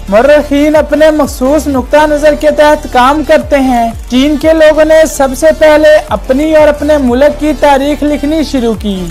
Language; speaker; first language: Urdu; native; Urdu